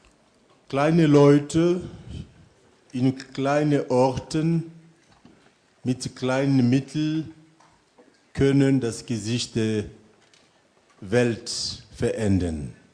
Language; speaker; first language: German; non-native, fluent; French